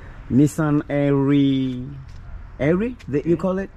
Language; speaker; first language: English; non-native, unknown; Indonesian